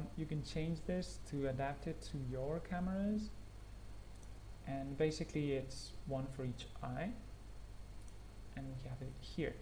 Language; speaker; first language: English; non-native, fluent; Spanish